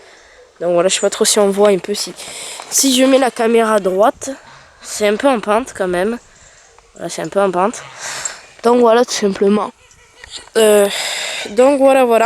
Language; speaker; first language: French; native; French